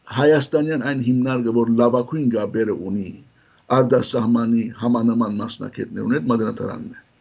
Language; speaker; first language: Armenian; early bilingual, heritage; Armenian